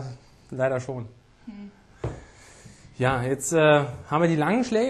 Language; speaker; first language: German; native; German